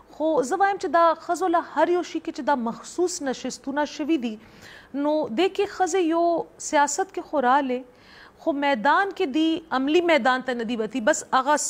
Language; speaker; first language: Pashto; non-native, local second language; Northern Hindko